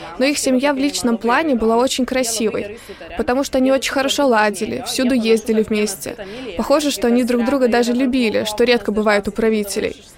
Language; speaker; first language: Russian; non-native, local second language; Lithuanian